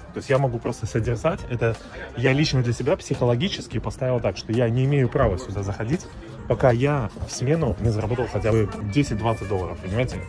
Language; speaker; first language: Russian; native; Russian